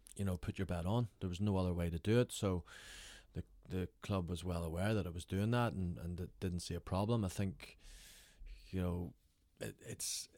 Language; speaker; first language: English; native; English